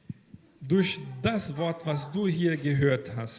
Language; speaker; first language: German; non-native, fluent; Portuguese